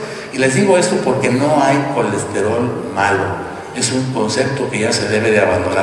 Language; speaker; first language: Spanish; native; Spanish